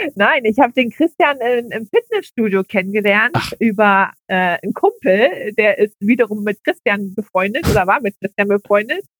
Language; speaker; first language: German; native; German